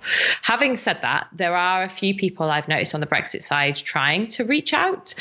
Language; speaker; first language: English; native; English